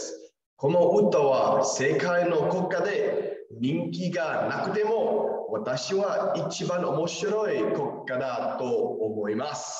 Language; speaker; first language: Japanese; non-native, learner; English